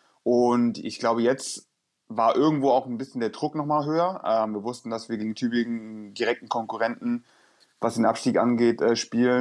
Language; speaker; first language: German; native; German